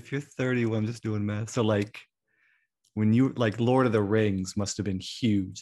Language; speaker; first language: English; native; English